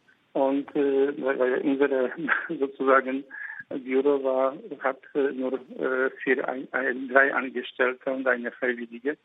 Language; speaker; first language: German; non-native, fluent; Polish